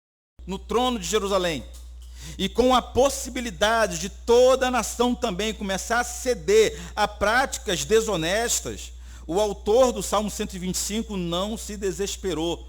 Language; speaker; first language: Portuguese; native; Portuguese